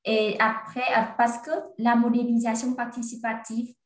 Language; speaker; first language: French; non-native, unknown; Vietnamese